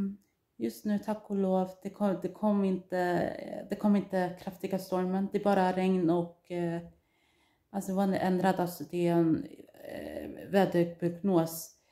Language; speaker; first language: Swedish; non-native, learner; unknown